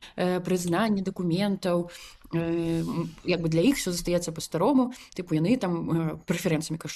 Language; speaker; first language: Belarusian; non-native, local second language; Russian